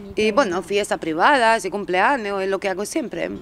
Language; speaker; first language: Spanish; early bilingual, other home language; Romanian